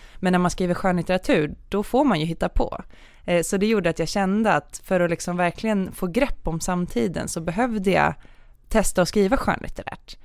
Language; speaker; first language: Swedish; native; Swedish